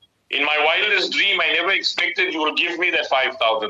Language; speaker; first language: English; native; English